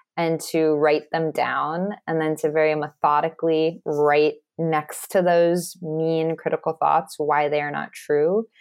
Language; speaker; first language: English; native; English